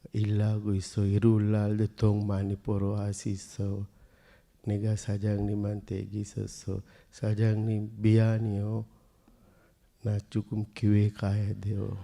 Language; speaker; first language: Korean; non-native, learner; Sinhala